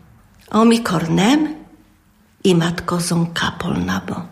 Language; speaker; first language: Hungarian; non-native, learner; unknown